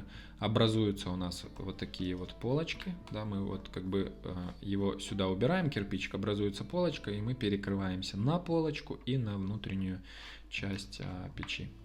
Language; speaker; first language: Russian; native; Russian